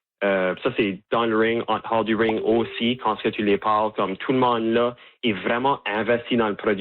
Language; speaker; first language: French; native; French